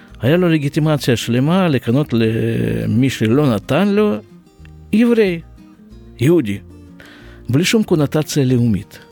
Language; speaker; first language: Hebrew; non-native, fluent; Russian